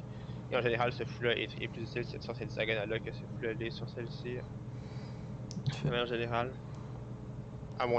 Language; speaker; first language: French; native; French